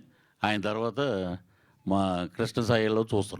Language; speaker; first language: Telugu; native; Telugu